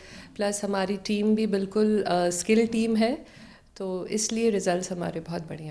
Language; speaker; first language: Hindi; native; Hindi